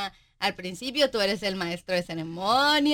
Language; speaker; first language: Spanish; native; Spanish